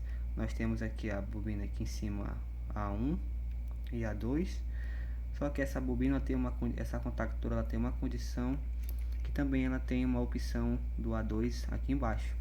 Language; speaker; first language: Portuguese; native; Portuguese